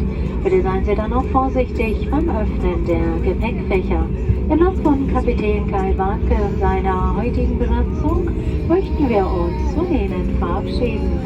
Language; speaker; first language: German; native; German